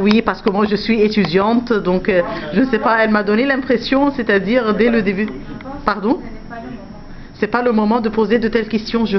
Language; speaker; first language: French; non-native, learner; Arabic